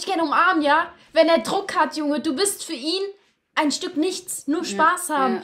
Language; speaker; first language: German; early bilingual, other home language; Albanian